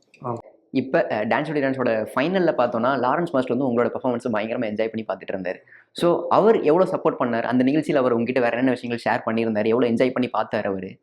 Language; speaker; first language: Tamil; native; Tamil